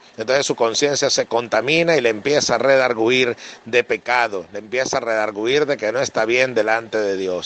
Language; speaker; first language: Spanish; native; Spanish